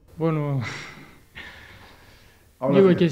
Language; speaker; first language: Spanish; non-native, learner; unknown